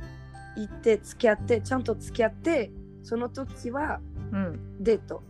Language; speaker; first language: Japanese; non-native, learner; French